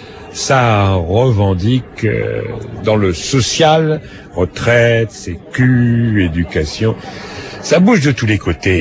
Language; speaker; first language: French; native; French